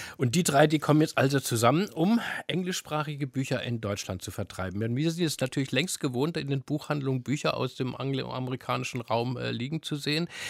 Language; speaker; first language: German; native; German